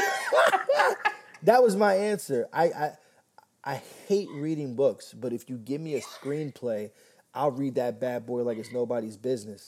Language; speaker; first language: English; native; English